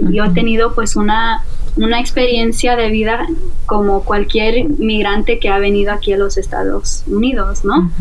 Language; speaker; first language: Spanish; native; Spanish